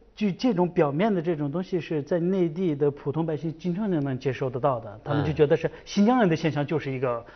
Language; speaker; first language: Chinese; native; Chinese